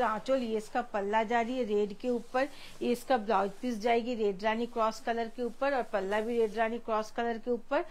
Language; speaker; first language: Hindi; non-native, local second language; Bangla